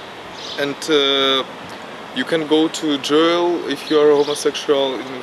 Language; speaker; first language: English; non-native, learner; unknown